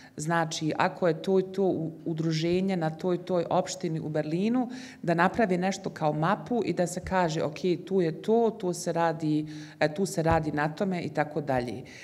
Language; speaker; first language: Bosnian; early bilingual, heritage; Bosnian